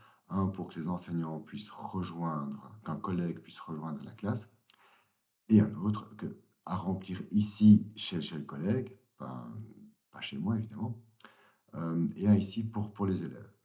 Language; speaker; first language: French; native; French